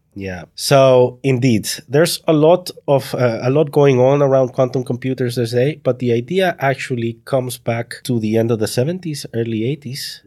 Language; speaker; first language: English; non-native, fluent; Spanish